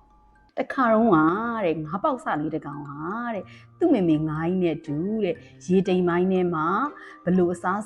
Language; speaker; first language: Burmese; native; Burmese